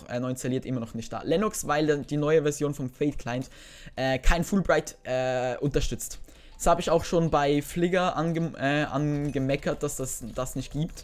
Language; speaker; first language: German; native; German